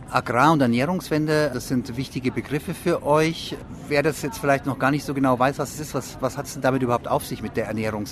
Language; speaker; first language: German; native; German